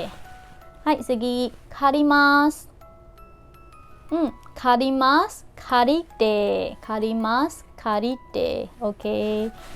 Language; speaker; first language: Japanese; non-native, fluent; Burmese